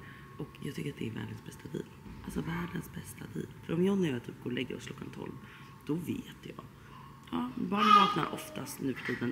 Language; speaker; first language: Swedish; native; Swedish